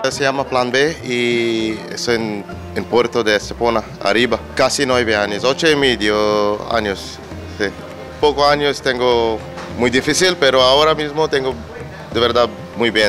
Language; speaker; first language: Spanish; non-native, learner; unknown